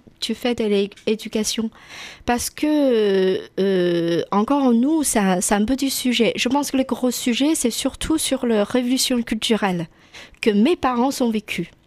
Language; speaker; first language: French; non-native, fluent; Chinese